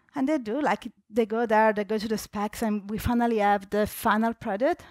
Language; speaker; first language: English; non-native, fluent; Italian